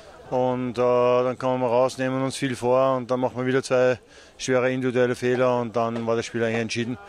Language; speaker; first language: German; native; German